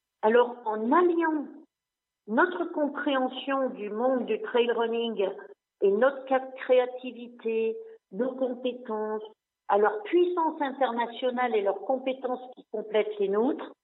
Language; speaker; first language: French; non-native, local second language; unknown